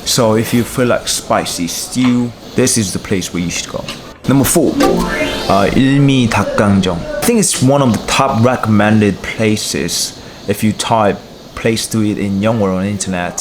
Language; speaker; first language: English; non-native, learner; Korean